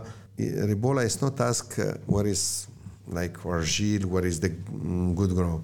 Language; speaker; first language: English; non-native, learner; Slovenian